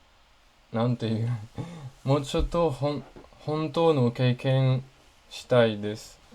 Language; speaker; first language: Japanese; non-native, learner; French